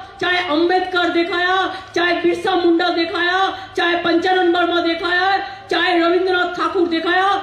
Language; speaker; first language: Hindi; non-native, local second language; Bangla